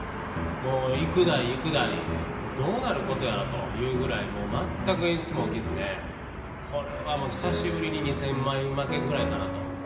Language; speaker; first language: Japanese; native; Japanese